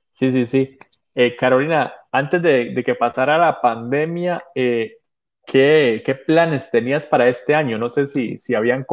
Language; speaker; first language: Spanish; native; Spanish